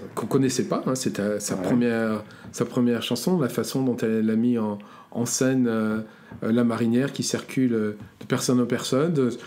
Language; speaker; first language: French; native; French